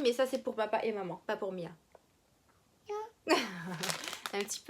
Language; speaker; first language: French; native; French